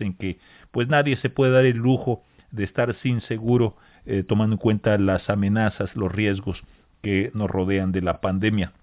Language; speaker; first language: Spanish; native; Spanish